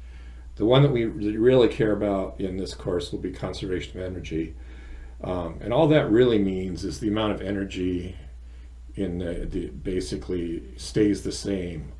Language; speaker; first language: English; native; English